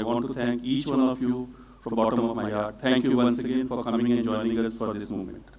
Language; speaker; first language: English; non-native, local second language; Hindi